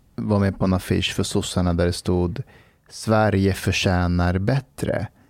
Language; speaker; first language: Swedish; early bilingual, other home language; Persian